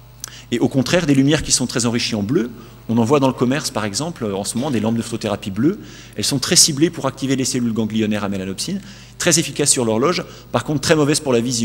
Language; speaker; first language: French; native; French